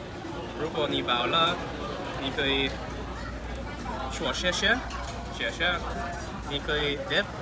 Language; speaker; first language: Chinese; non-native, learner; English